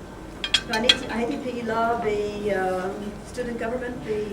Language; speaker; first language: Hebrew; non-native, fluent; English